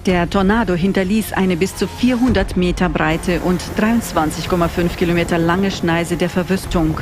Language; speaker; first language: German; native; German